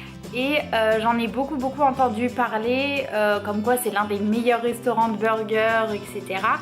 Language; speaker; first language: French; native; French